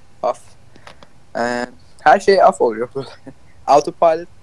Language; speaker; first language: Turkish; early bilingual, heritage; Turkish